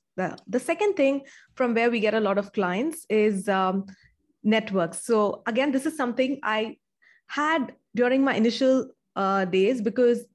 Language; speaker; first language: English; non-native, local second language; Tamil